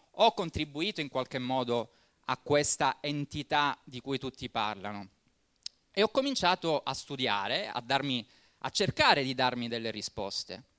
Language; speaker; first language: Italian; native; Italian